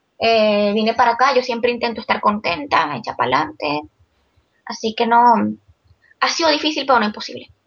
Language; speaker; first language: Spanish; native; Spanish